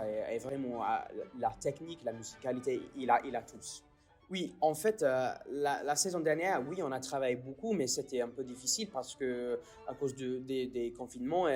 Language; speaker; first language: French; non-native, fluent; English